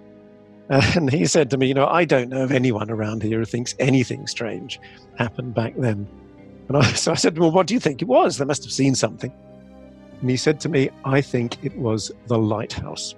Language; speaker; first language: English; native; English